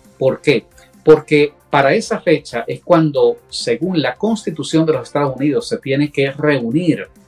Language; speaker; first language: Spanish; native; Spanish